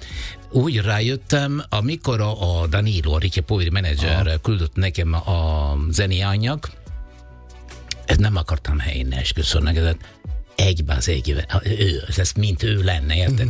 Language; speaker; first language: Hungarian; non-native, fluent; Italian